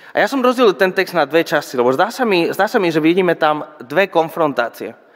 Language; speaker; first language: Slovak; non-native, fluent; Spanish